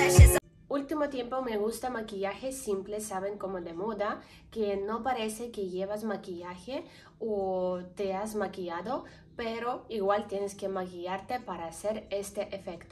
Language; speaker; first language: Spanish; non-native, learner; Ukrainian